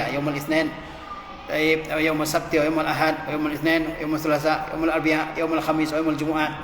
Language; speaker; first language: Arabic; non-native, fluent; Indonesian